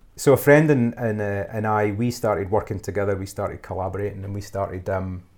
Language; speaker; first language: English; native; English